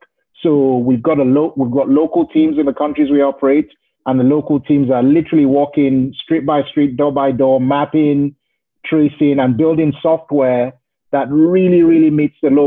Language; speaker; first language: English; non-native, local second language; Yoruba